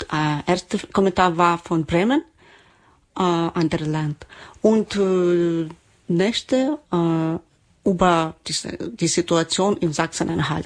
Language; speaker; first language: German; non-native, learner; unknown